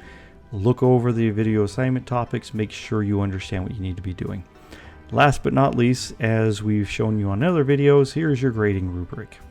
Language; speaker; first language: English; native; English